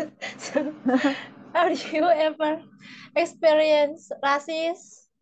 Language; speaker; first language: English; non-native, learner; Indonesian